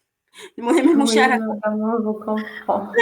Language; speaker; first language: French; non-native, local second language; Arabic